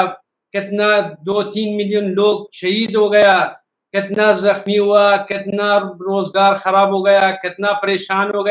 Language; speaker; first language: Hindi; non-native, learner; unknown